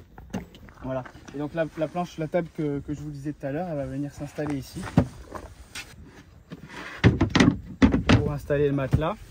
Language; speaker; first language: French; native; French